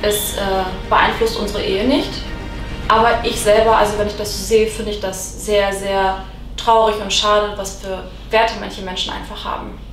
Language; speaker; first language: German; native; German